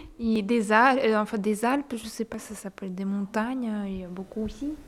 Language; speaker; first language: French; non-native, learner; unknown